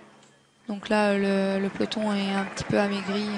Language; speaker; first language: French; native; French